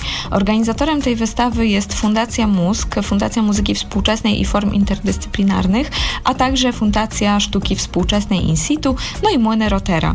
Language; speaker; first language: Polish; native; Polish